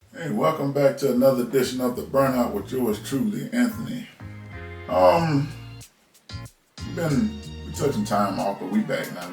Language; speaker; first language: English; native; English